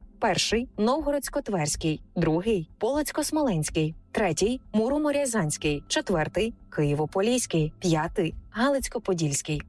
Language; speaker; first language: Ukrainian; native; Ukrainian